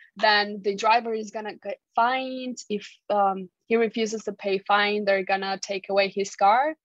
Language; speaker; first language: English; non-native, fluent; Georgian